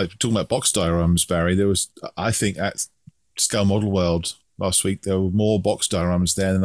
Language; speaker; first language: English; native; English